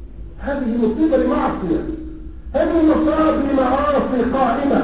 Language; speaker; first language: Arabic; native; Arabic